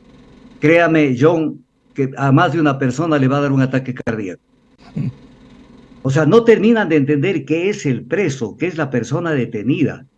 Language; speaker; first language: Spanish; native; Spanish